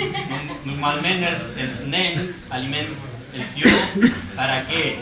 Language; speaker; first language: Catalan; non-native, learner; Spanish